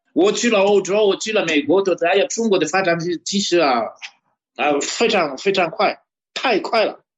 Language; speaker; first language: Chinese; non-native, fluent; Malagasy